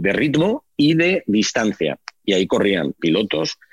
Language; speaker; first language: Spanish; native; Spanish